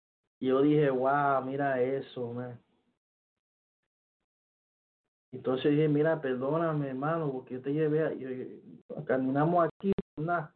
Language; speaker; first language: Spanish; early bilingual, heritage; Spanish